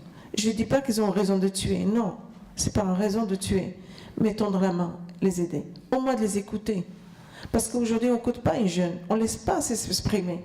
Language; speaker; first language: French; non-native, fluent; Arabic